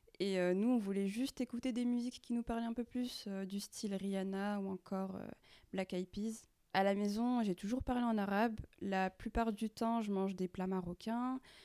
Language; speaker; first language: French; early bilingual, other home language; Arabic